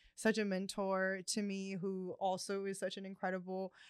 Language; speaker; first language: English; early bilingual, other home language; Chinese